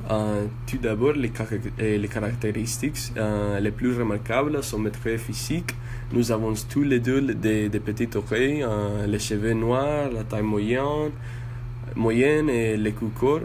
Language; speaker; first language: French; non-native, learner; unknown